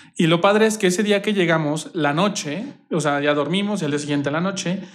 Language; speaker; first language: Spanish; native; Spanish